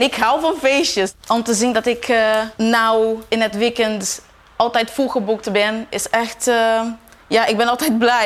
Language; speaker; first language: Dutch; non-native, fluent; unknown